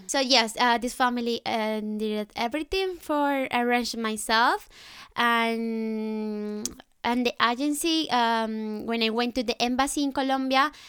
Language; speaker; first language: English; non-native, fluent; Spanish